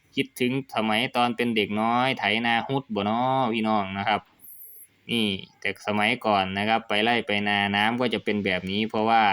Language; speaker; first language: Thai; non-native, local second language; Northeastern Thai